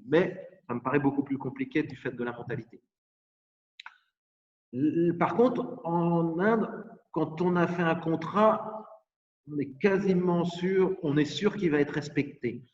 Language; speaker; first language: French; native; French